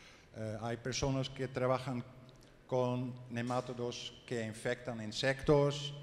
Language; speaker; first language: Spanish; non-native, learner; Dutch